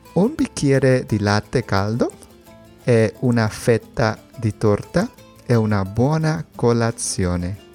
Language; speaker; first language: Italian; non-native, learner; Spanish